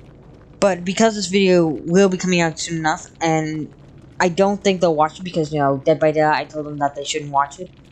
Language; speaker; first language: English; native; English